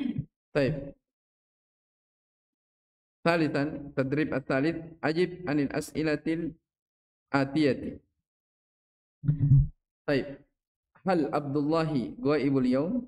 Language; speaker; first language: Arabic; non-native, fluent; Indonesian